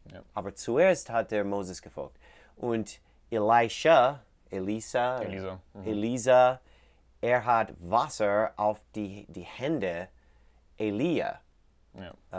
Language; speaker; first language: German; non-native, learner; English